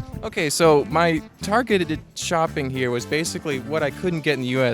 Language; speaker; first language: English; native; English